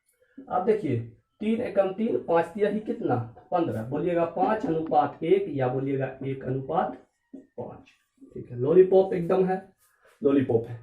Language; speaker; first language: Hindi; native; Hindi